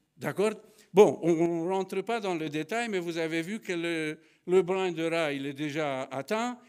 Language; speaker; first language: French; non-native, fluent; Romanian